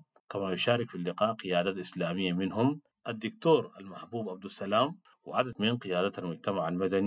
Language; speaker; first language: Arabic; native; Arabic